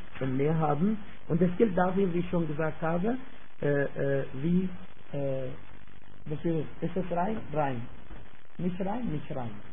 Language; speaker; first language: German; non-native, fluent; Arabic